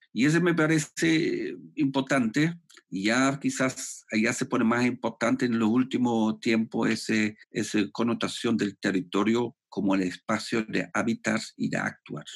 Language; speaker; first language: Spanish; non-native, fluent; German